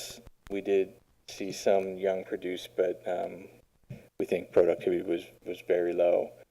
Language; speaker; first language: English; native; English